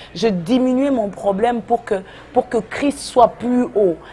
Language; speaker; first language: French; non-native, local second language; Lingala